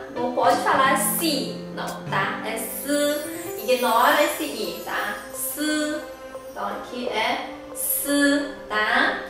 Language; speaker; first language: Portuguese; non-native, fluent; Chinese